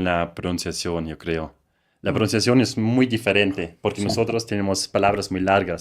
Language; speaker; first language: Spanish; non-native, fluent; German